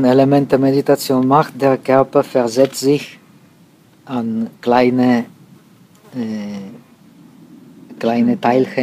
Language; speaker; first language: German; non-native, fluent; Czech